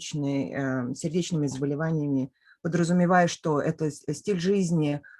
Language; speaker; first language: Russian; native; Russian